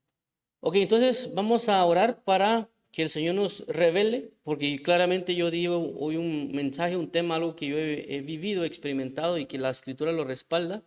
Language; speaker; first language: Spanish; native; Spanish